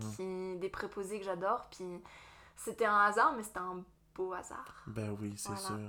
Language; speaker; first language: French; native; French